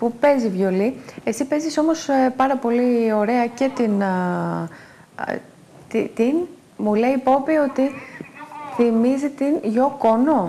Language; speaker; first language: Greek; native; Greek